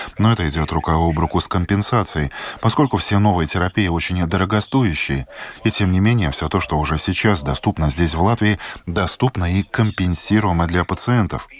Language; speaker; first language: Russian; non-native, local second language; Latvian